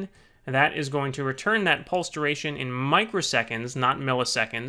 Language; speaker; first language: English; native; English